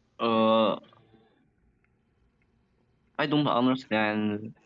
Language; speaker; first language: English; non-native, learner; Chinese